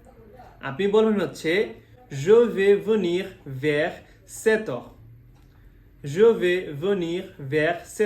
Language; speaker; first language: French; non-native, fluent; Bangla